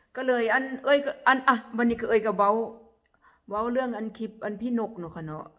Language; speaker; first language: Northeastern Thai; non-native, local second language; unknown